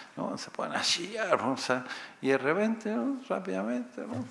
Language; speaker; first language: Spanish; native; Spanish